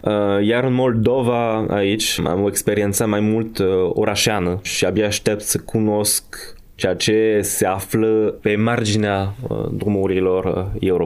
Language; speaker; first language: Romanian; non-native, fluent; French